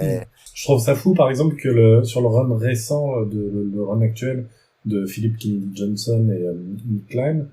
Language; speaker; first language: French; native; French